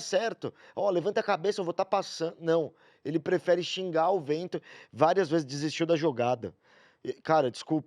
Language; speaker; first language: Portuguese; native; Portuguese